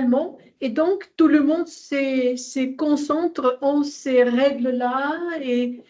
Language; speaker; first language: French; non-native, fluent; Polish